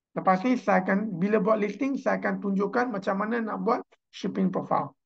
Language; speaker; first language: Malay; native; Malay